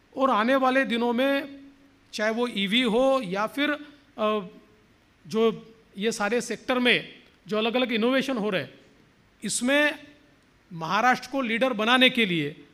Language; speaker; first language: Hindi; non-native, local second language; Marathi